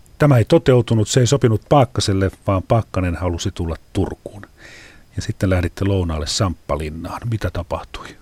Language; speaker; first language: Finnish; native; Finnish